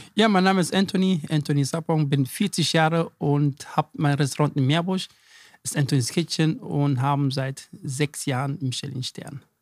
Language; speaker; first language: German; early bilingual, other home language; Akan